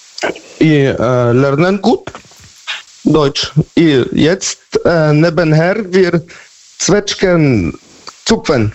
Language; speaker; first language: German; non-native, learner; Polish